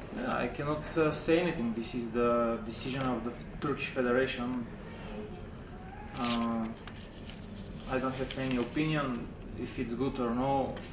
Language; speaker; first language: English; non-native, fluent; Bulgarian